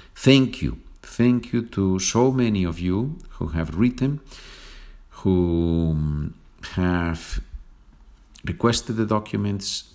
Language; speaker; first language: English; non-native, fluent; Spanish